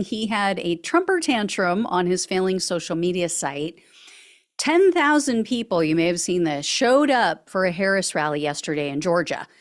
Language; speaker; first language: English; native; English